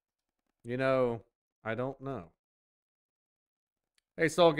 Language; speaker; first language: English; native; English